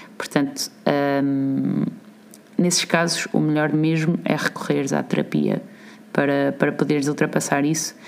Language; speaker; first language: Portuguese; native; Portuguese